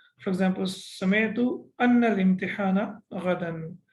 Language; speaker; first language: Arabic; non-native, fluent; Urdu